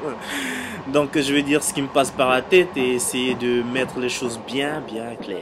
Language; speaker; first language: French; native; French